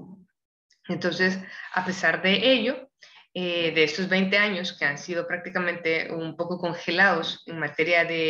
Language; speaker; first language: Spanish; native; Spanish